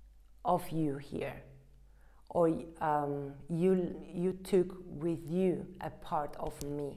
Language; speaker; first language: English; non-native, fluent; Italian